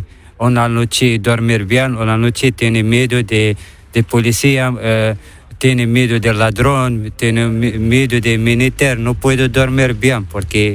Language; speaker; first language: Spanish; non-native, learner; Arabic